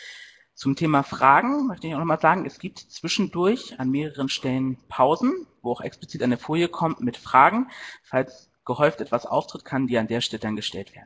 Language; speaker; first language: German; native; German